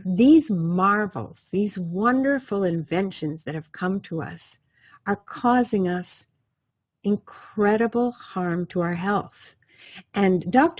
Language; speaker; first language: English; native; English